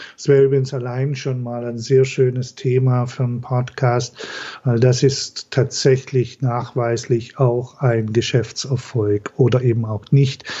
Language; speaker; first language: German; native; German